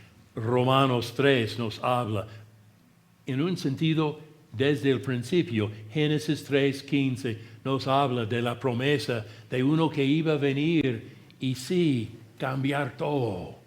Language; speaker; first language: Spanish; non-native, fluent; English